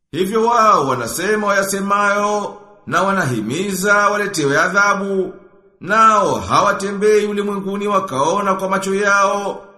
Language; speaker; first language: Swahili; native; Swahili